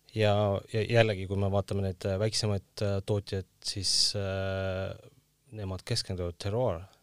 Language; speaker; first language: Estonian; non-native, local second language; Russian